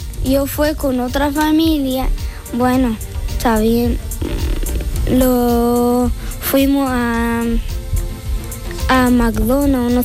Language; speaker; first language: Spanish; non-native, learner; Arabic